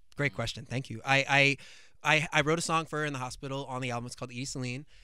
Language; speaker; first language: English; native; English